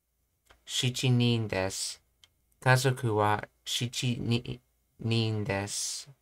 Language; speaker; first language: Japanese; non-native, learner; English